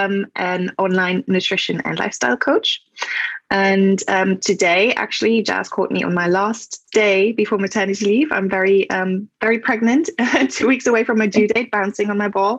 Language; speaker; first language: English; non-native, fluent; German